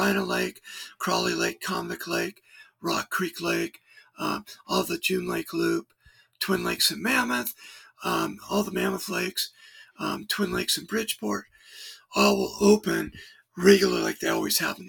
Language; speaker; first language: English; native; English